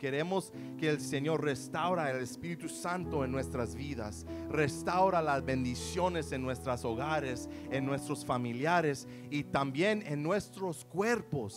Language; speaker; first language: Spanish; early bilingual, heritage; Spanish